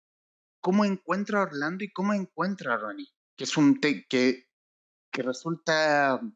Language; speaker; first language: Spanish; native; Spanish